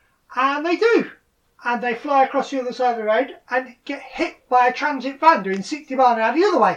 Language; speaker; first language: English; native; English